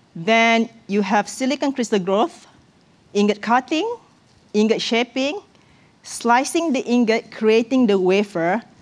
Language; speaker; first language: English; non-native, local second language; Malay